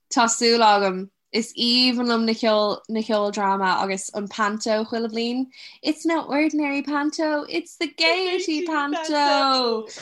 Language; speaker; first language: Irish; non-native, local second language; English